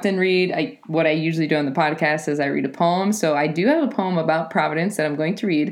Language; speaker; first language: English; native; English